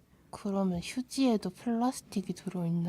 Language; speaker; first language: Korean; native; Korean